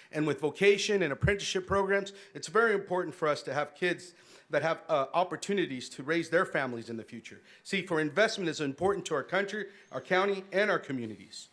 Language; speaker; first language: English; early bilingual, other home language; Spanish